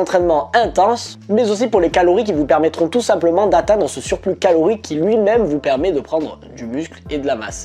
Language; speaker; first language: French; native; French